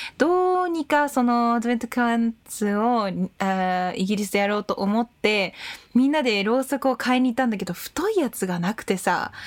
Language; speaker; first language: Japanese; native; Japanese